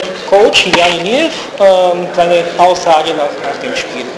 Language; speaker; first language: German; non-native, fluent; Bulgarian